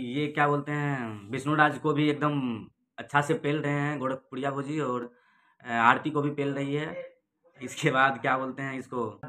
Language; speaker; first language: Hindi; native; Hindi